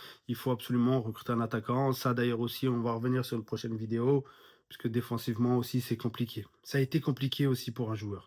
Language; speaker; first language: French; native; French